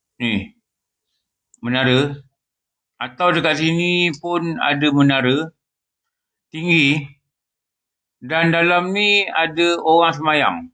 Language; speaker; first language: Malay; native; Malay